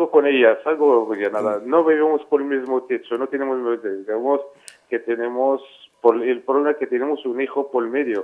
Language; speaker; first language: Spanish; non-native, fluent; Arabic